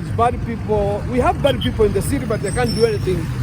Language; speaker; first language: English; non-native, local second language; Swahili